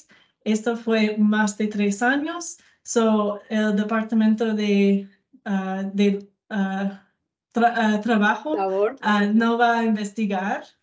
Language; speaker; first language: Spanish; non-native, learner; English